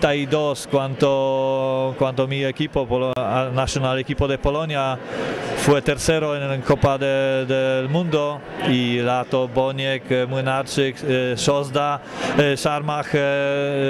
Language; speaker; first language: Spanish; non-native, learner; Polish